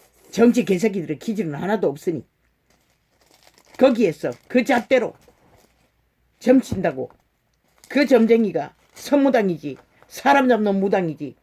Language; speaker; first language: Korean; native; Korean